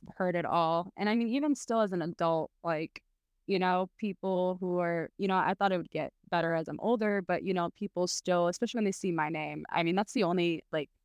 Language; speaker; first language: English; early bilingual, other home language; Arabic